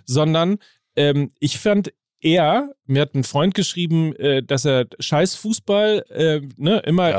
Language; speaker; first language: German; native; German